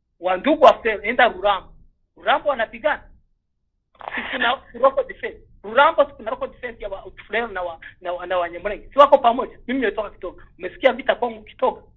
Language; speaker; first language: Swahili; non-native, local second language; Kinyarwanda